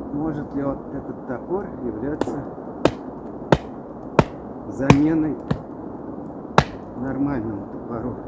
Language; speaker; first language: Russian; native; Russian